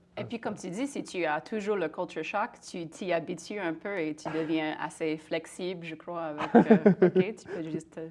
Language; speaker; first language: French; native; French